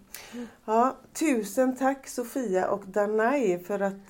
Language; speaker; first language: Swedish; native; Swedish